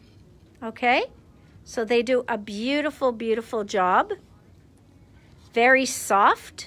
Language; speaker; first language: English; native; English